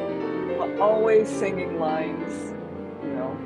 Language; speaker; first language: English; native; English